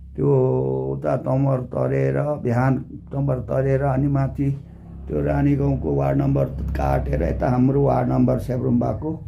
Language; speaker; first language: Nepali; non-native, local second language; Limbu